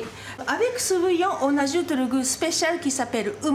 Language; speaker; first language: French; non-native, fluent; Japanese